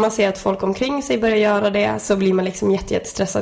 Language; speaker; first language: Swedish; native; Swedish